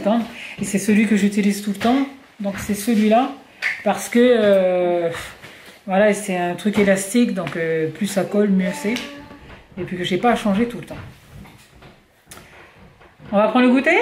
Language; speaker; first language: French; native; French